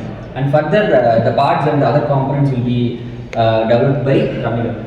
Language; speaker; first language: English; non-native, local second language; Tamil